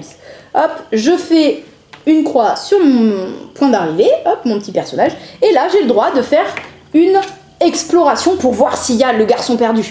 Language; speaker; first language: French; native; French